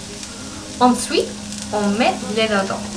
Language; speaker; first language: French; non-native, learner; English